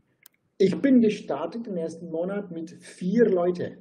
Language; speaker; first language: German; non-native, fluent; Turkish